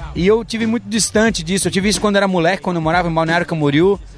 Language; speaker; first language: Portuguese; native; Portuguese